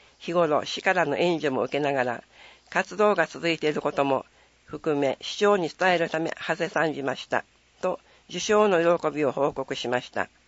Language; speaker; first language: Japanese; native; Japanese